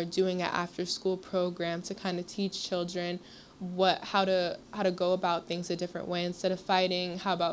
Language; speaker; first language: English; native; English